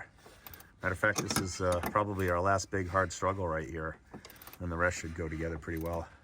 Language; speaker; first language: English; native; English